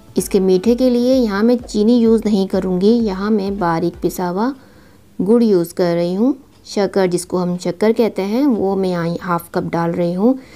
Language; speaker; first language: Urdu; native; Urdu